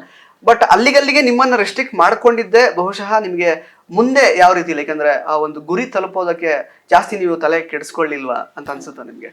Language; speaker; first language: Kannada; native; Kannada